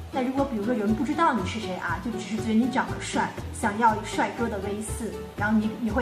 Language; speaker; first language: Chinese; native; Chinese